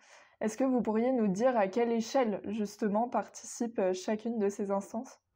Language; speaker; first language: French; native; French